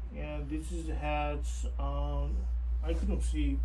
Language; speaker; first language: English; non-native, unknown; Japanese